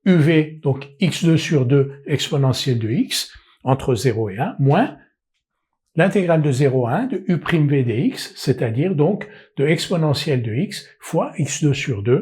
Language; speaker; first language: French; native; French